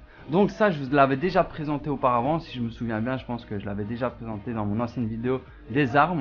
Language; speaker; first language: French; native; French